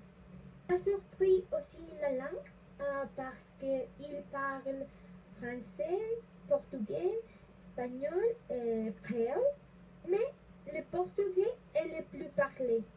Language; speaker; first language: French; non-native, learner; Spanish